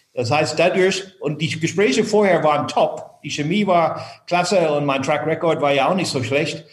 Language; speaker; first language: German; non-native, fluent; English